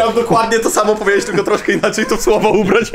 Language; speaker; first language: Polish; native; Polish